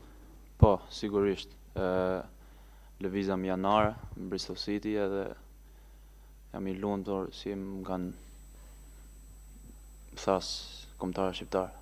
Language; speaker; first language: Albanian; early bilingual, heritage; Albanian